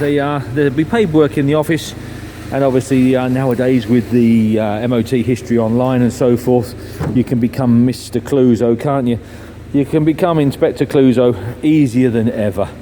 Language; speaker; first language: English; native; English